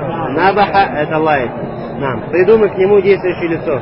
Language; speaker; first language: Russian; native; Russian